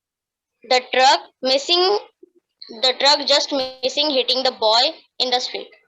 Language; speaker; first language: English; non-native, learner; Hindi